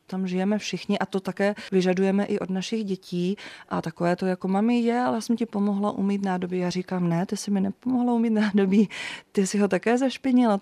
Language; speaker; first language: Czech; native; Czech